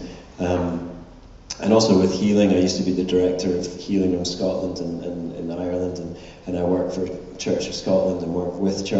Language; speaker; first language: English; native; English